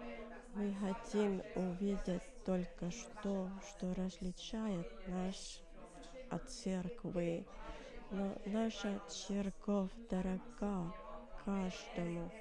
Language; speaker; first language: Russian; non-native, learner; Finnish